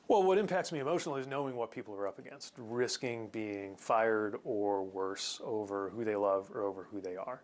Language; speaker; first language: English; native; English